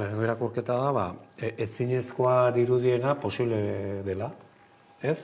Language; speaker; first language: Basque; native; Basque